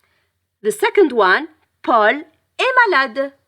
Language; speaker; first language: English; non-native, fluent; French